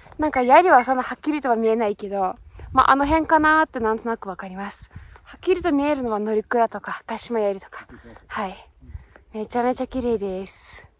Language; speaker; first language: Japanese; non-native, fluent; Russian